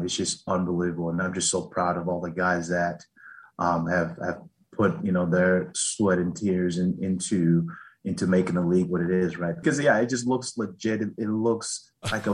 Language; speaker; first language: English; native; English